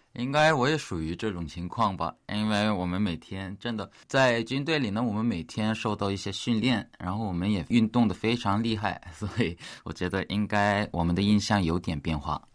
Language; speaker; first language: Chinese; early bilingual, other home language; Korean